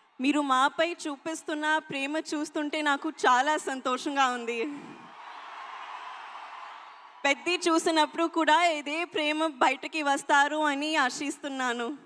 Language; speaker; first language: Telugu; non-native, learner; Hindi